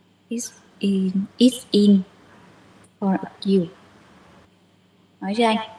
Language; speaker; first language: English; non-native, learner; Vietnamese